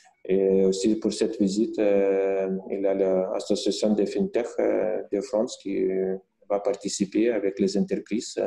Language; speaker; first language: French; non-native, fluent; Lithuanian